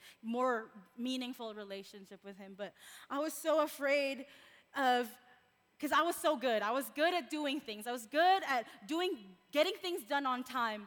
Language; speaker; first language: English; non-native, local second language; Filipino